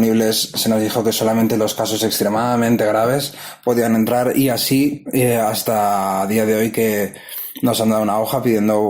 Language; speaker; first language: Spanish; native; Spanish